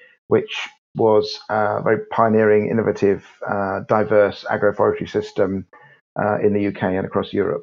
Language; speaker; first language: English; native; English